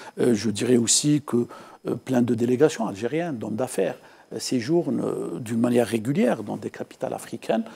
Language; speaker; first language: French; non-native, local second language; Arabic